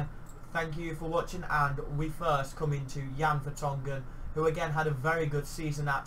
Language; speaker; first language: English; native; English